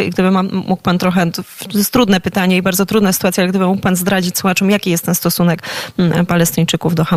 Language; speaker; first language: Polish; native; Polish